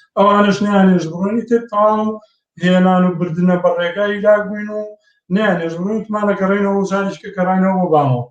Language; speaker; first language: Central Kurdish; native; Central Kurdish